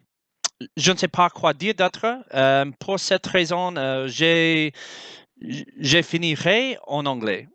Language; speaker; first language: French; non-native, learner; English